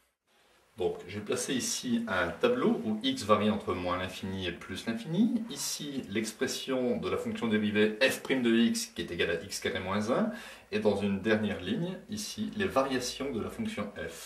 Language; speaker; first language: French; native; French